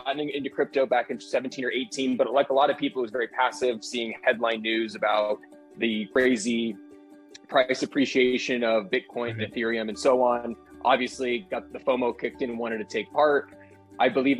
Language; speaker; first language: English; native; English